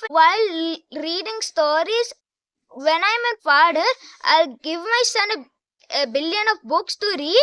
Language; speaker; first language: English; non-native, local second language; Hindi